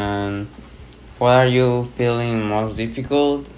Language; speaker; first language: English; non-native, learner; Spanish